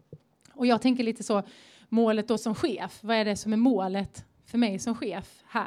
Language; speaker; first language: Swedish; native; Swedish